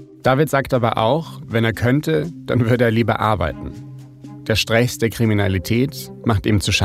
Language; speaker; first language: German; native; German